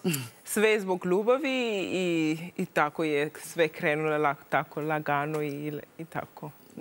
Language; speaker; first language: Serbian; non-native, learner; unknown